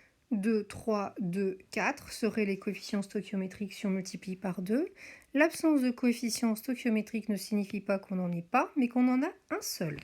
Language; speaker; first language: French; native; French